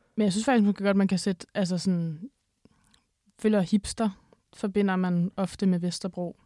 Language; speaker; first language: Danish; native; Danish